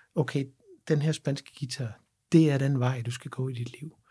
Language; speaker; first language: Danish; native; Danish